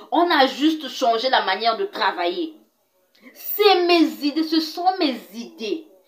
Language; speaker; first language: French; non-native, local second language; Lingala